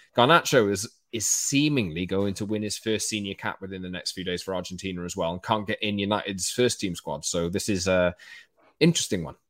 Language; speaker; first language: English; native; English